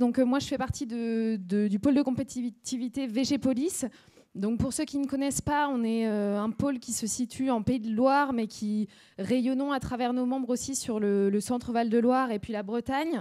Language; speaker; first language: French; native; French